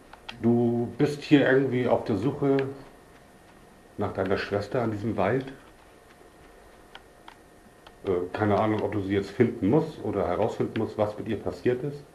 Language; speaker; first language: German; native; German